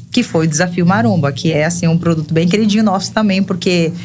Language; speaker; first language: Portuguese; native; Portuguese